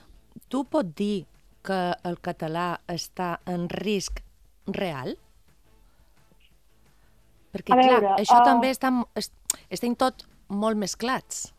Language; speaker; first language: Catalan; non-native, local second language; Spanish